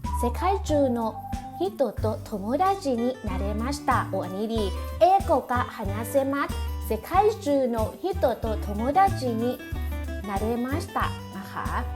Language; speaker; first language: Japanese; non-native, fluent; Thai